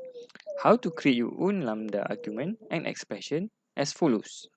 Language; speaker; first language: English; non-native, local second language; Malay